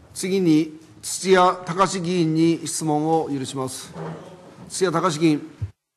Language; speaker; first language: Japanese; native; Japanese